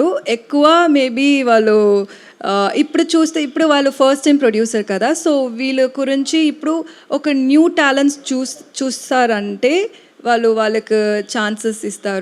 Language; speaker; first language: Telugu; non-native, learner; Tamil